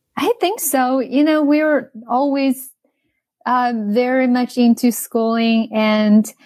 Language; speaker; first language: English; non-native, fluent; Chinese